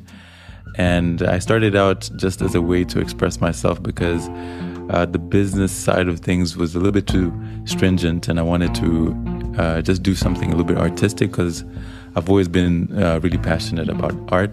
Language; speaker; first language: English; non-native, local second language; Swahili